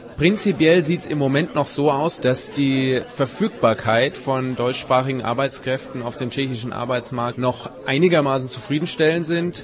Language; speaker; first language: German; native; German